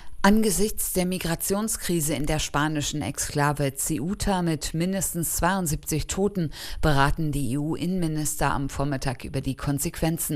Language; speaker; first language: German; native; German